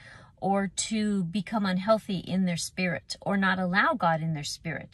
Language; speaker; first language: English; native; English